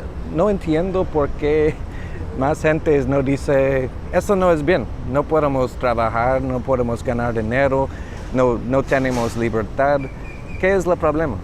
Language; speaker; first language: Spanish; non-native, learner; English